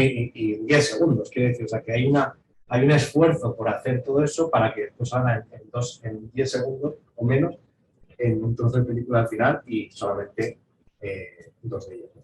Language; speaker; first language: Spanish; native; Spanish